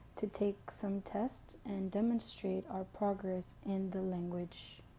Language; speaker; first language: English; early bilingual, other home language; Spanish